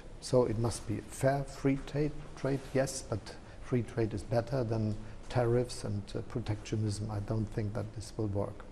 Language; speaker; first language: English; non-native, fluent; German